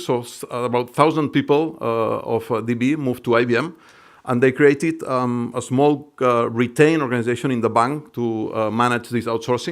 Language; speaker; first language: English; non-native, fluent; Catalan